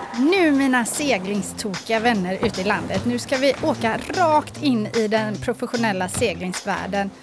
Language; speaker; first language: Swedish; native; Swedish